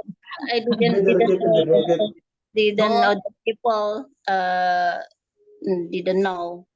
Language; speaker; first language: English; non-native, learner; Indonesian